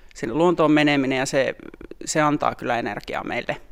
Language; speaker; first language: Finnish; native; Finnish